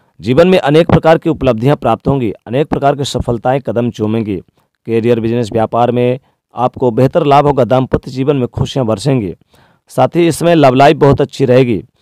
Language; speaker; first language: Hindi; native; Hindi